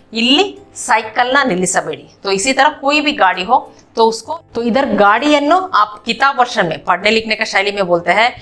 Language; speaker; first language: Hindi; non-native, local second language; Kannada